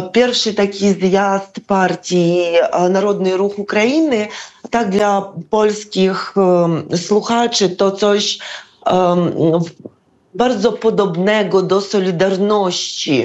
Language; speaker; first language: Polish; non-native, fluent; Ukrainian